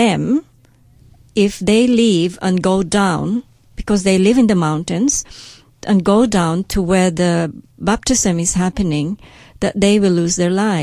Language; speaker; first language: English; non-native, local second language; Hiligaynon